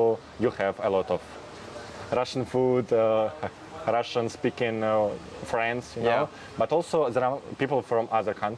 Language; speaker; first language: English; non-native, fluent; Russian